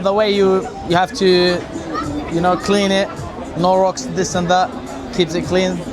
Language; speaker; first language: English; non-native, learner; Arabic